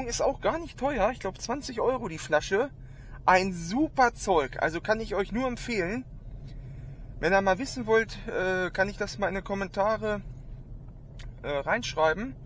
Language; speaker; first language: German; native; German